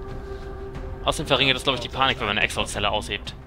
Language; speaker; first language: German; native; German